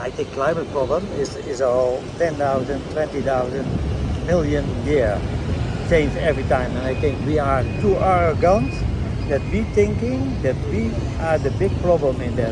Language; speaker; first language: English; non-native, learner; Dutch